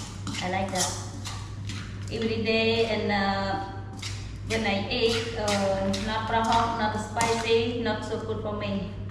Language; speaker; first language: English; non-native, learner; Khmer